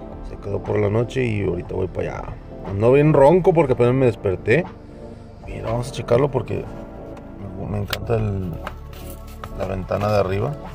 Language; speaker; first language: Spanish; early bilingual, heritage; Spanish